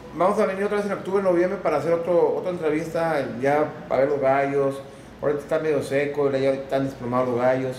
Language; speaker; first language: Spanish; early bilingual, heritage; Spanish